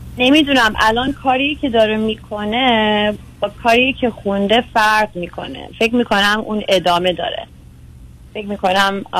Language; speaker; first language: Persian; early bilingual, heritage; Persian